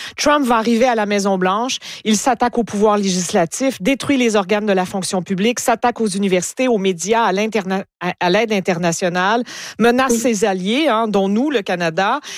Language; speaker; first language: French; native; French